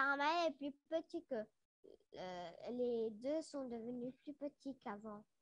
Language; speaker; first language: French; non-native, local second language; Arabic